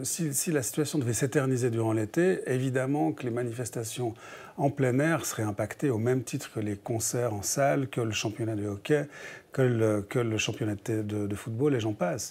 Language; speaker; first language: French; native; French